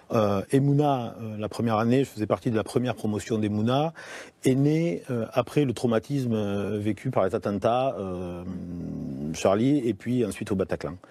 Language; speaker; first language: French; native; French